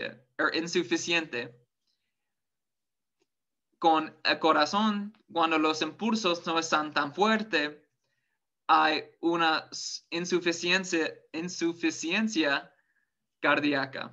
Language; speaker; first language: Spanish; non-native, fluent; English